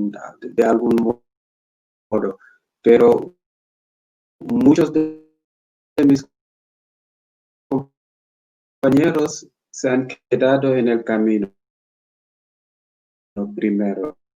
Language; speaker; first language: Spanish; non-native, fluent; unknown